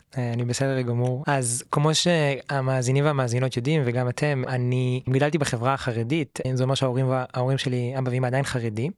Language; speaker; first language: Hebrew; native; Hebrew